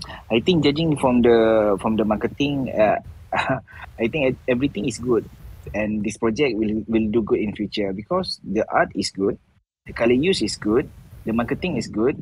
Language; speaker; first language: English; non-native, local second language; Malay